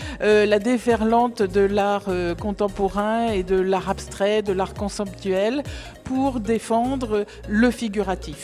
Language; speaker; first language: French; native; French